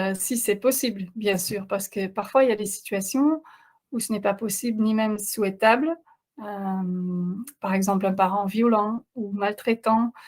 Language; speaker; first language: French; non-native, fluent; Dutch